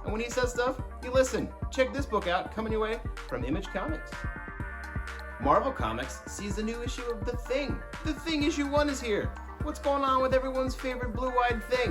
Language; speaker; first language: English; native; English